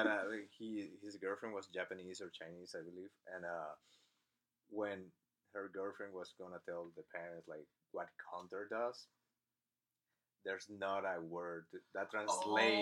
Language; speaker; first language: English; non-native, fluent; Spanish